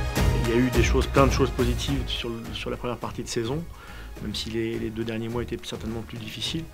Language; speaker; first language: French; native; French